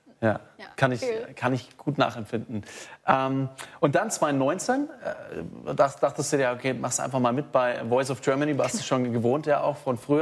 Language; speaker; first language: German; native; German